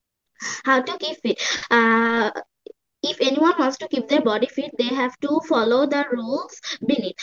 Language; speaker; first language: English; non-native, fluent; Bangla